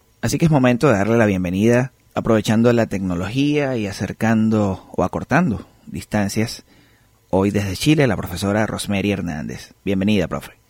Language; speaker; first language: Spanish; native; Spanish